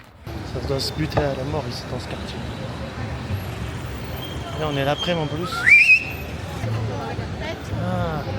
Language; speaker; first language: French; native; French